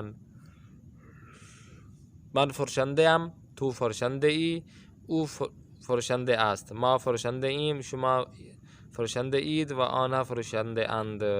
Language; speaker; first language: Persian; non-native, fluent; Urdu